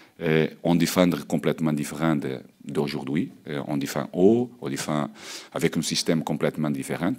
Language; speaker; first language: French; non-native, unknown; Portuguese